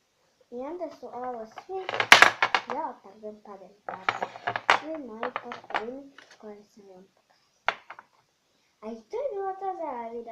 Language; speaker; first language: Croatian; early bilingual, heritage; Bosnian